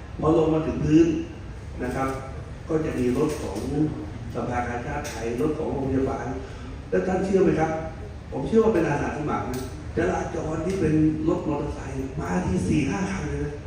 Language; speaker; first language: Thai; native; Thai